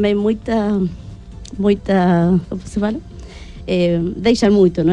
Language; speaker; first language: Portuguese; non-native, learner; Spanish